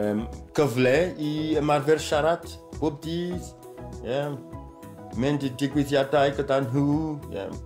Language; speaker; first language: Welsh; non-native, fluent; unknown